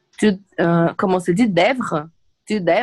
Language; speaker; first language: French; non-native, learner; Portuguese